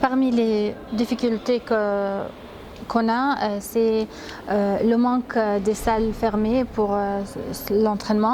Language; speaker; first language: French; non-native, fluent; Arabic